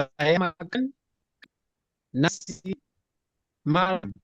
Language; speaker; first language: Indonesian; non-native, learner; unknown